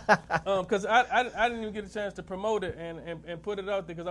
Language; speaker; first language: English; native; English